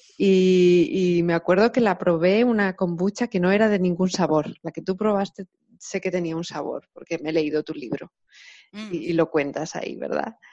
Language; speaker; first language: Spanish; native; Spanish